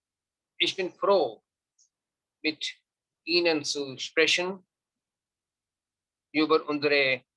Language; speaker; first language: German; non-native, learner; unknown